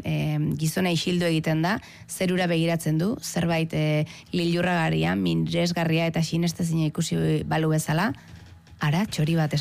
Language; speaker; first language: Basque; native; Basque